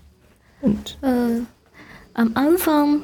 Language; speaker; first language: German; non-native, learner; Chinese